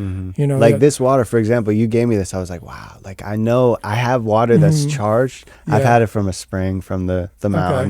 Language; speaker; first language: English; native; English